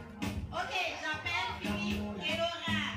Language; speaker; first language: French; non-native, local second language; Haitian Creole